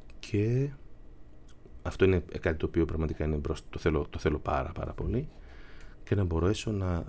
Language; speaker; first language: Greek; native; Greek